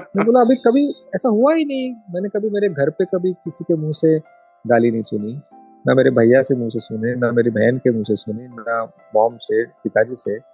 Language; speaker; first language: Hindi; non-native, local second language; Marathi